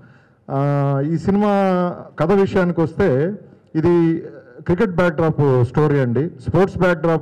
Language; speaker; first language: Telugu; native; Telugu